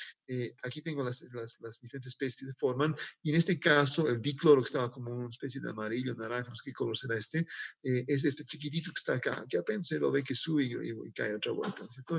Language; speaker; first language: Spanish; native; Spanish